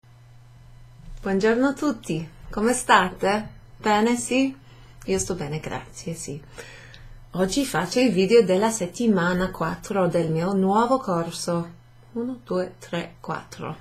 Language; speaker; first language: Italian; non-native, fluent; English